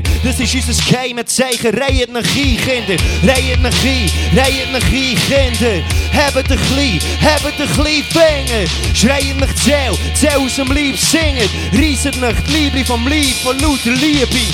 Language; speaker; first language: German; native; German